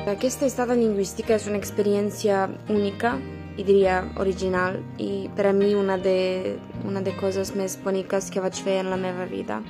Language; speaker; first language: Catalan; non-native, fluent; Serbian